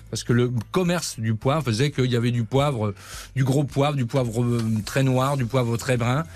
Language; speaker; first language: French; native; French